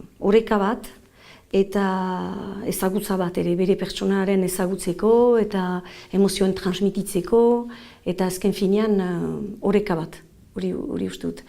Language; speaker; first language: Basque; native; Basque